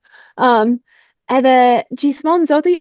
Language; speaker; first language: Albanian; non-native, fluent; English